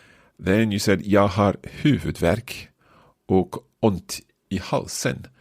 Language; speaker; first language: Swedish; non-native, learner; English